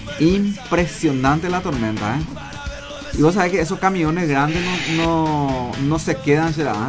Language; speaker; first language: Spanish; non-native, local second language; Guarani